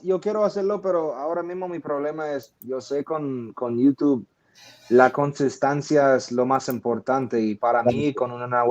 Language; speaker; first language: Spanish; non-native, fluent; English